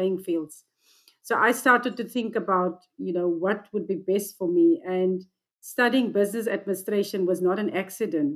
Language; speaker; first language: English; non-native, local second language; Afrikaans